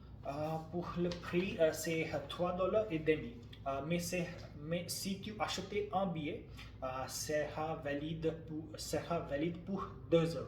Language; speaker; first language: French; non-native, learner; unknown